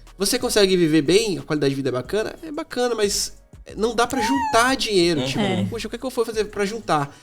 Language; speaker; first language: Portuguese; native; Portuguese